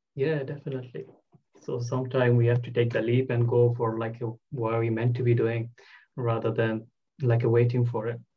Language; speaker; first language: English; non-native, local second language; Bangla